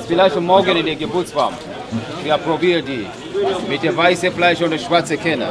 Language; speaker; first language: German; non-native, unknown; Swahili